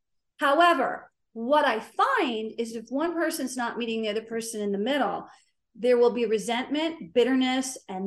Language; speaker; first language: English; native; English